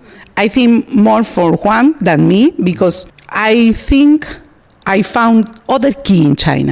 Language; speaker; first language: English; non-native, learner; Spanish